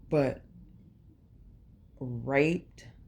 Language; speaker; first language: English; native; English